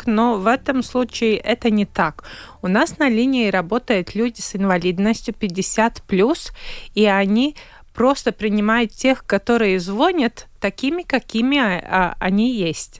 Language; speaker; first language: Russian; non-native, local second language; Latvian